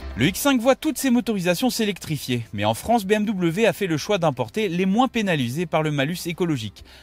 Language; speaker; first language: French; native; French